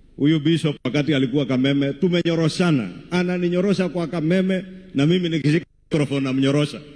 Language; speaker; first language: Swahili; non-native, local second language; Kikuyu